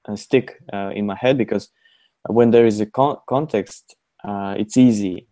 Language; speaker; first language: English; non-native, fluent; Russian